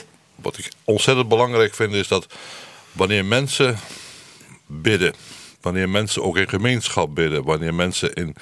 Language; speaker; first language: Dutch; native; Dutch